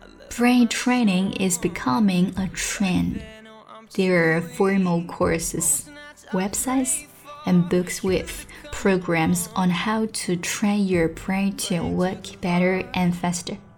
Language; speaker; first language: English; non-native, fluent; Chinese